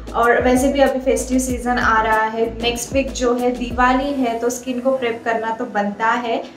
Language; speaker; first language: Hindi; non-native, local second language; Marathi